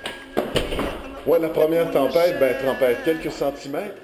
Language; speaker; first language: French; native; French